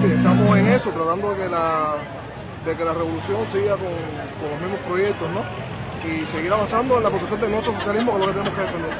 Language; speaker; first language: Spanish; native; Spanish